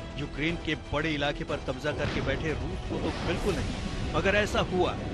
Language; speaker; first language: Hindi; native; Hindi